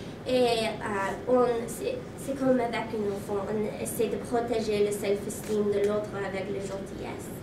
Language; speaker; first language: French; non-native, learner; English